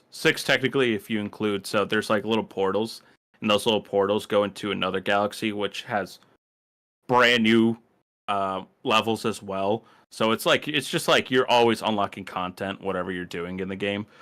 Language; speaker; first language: English; native; English